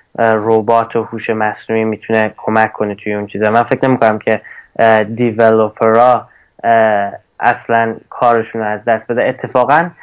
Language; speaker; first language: Persian; early bilingual, heritage; Persian